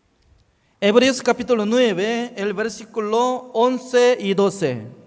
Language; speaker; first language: Spanish; non-native, fluent; Korean